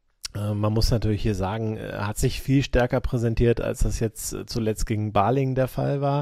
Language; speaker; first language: German; native; German